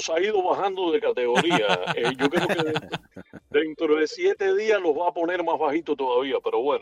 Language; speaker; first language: Spanish; native; Spanish